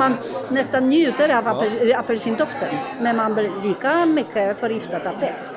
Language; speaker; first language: Swedish; non-native, fluent; Polish